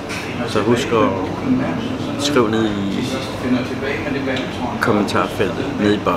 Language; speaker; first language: Danish; early bilingual, other home language; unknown